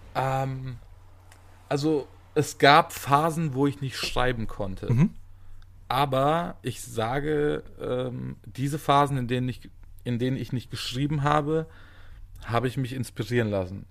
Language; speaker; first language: German; native; German